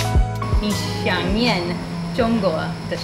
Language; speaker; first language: Chinese; non-native, learner; English